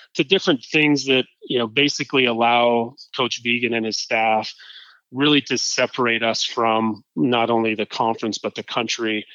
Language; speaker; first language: English; native; English